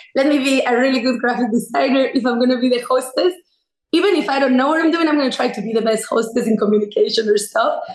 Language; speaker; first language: English; non-native, fluent; Spanish